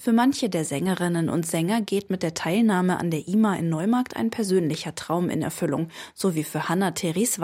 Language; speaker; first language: German; native; German